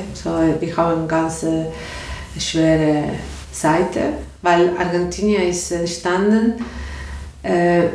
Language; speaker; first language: German; non-native, learner; Spanish